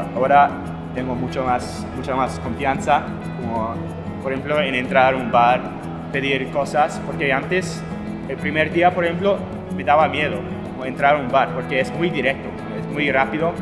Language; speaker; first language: Spanish; non-native, fluent; English